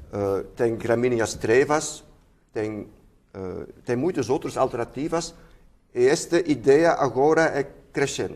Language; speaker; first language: Portuguese; non-native, fluent; Dutch